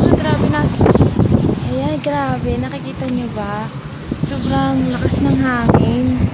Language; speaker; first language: Filipino; native; Filipino